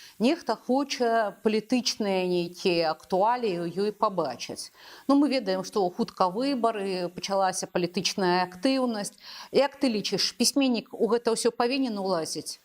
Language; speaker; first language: Belarusian; non-native, local second language; Russian